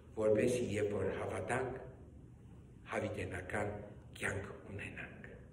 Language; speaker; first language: Armenian; early bilingual, heritage; Armenian